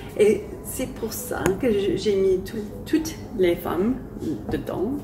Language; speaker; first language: French; non-native, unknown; English